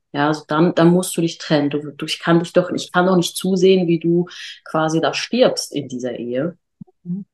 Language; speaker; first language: German; early bilingual, other home language; Arabic